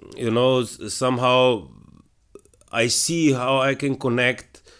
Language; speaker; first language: English; non-native, fluent; Slovenian